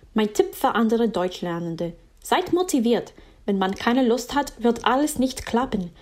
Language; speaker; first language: German; non-native, fluent; English